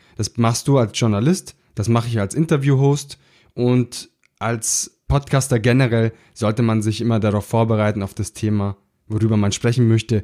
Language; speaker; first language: German; early bilingual, other home language; Italian